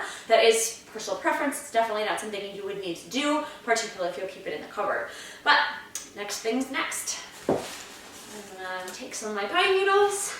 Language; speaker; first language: English; native; English